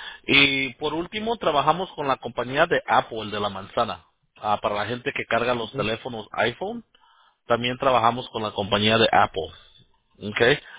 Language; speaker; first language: Spanish; native; Spanish